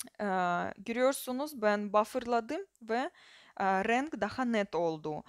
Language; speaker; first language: Turkish; non-native, fluent; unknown